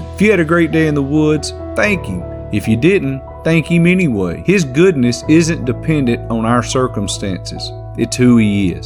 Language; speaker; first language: English; native; English